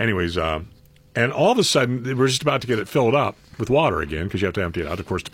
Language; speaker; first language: English; native; English